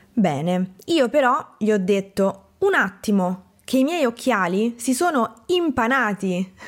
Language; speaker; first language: Italian; native; Italian